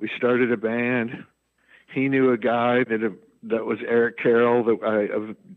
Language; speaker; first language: English; native; English